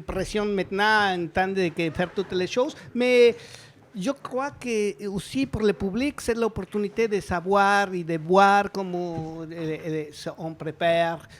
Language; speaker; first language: French; non-native, learner; Spanish